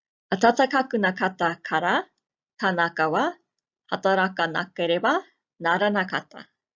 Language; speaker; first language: Japanese; non-native, fluent; English